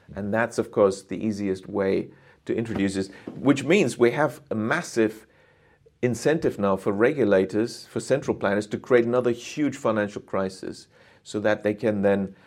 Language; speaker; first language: English; non-native, fluent; German